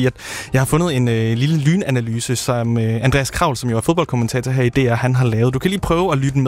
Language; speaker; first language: Danish; native; Danish